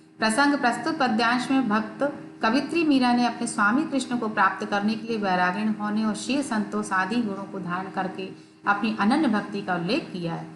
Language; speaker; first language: Hindi; native; Hindi